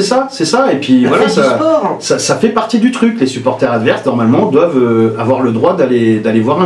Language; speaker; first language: French; native; French